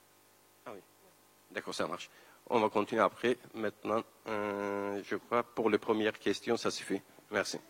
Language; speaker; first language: French; non-native, learner; Kurdish